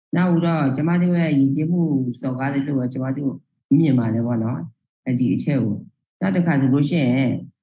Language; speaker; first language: Burmese; non-native, local second language; Karen languages